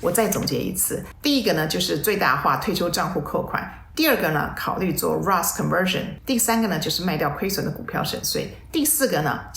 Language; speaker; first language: Chinese; native; Chinese